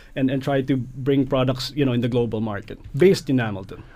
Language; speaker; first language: English; non-native, local second language; Filipino